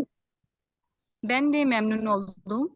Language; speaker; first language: Turkish; non-native, learner; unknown